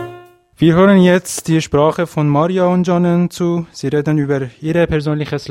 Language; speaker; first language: German; non-native, learner; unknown